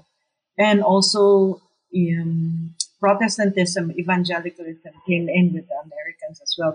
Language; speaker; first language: English; non-native, local second language; Cebuano